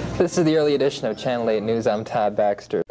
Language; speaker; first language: English; native; English